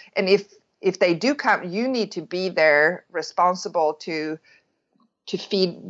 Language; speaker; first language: English; non-native, fluent; Swedish